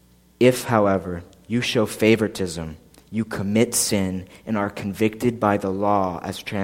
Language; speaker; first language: English; native; English